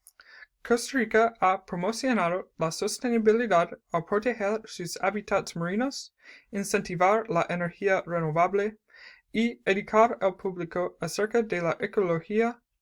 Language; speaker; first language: Spanish; non-native, learner; English